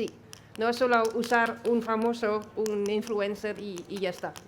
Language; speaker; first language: Spanish; non-native, fluent; Dutch